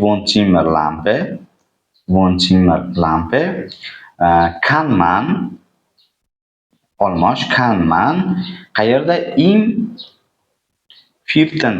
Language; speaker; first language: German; non-native, fluent; Uzbek